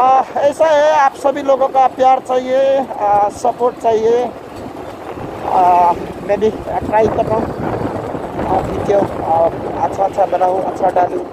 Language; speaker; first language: Hindi; non-native, learner; Nepali